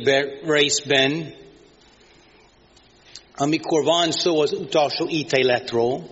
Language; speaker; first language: Hungarian; non-native, fluent; English